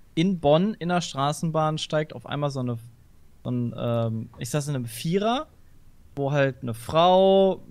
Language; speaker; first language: German; native; German